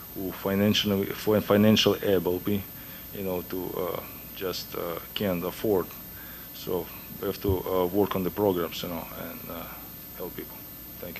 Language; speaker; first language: English; non-native, fluent; Russian